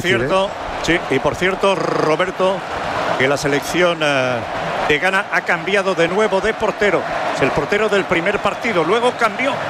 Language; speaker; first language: Spanish; native; Spanish